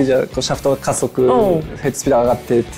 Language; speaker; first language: Japanese; native; Japanese